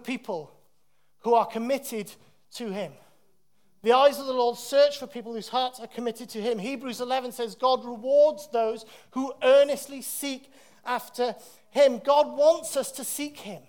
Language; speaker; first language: English; native; English